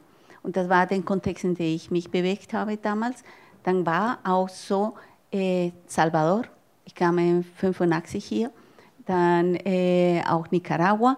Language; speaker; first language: German; non-native, fluent; Spanish